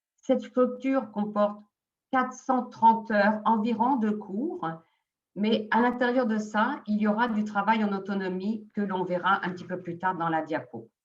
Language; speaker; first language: French; native; French